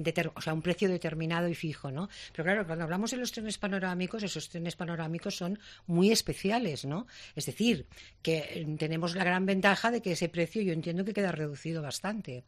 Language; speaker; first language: Spanish; native; Spanish